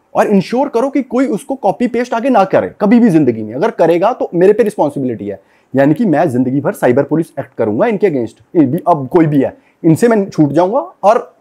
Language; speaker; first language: Hindi; non-native, local second language; Punjabi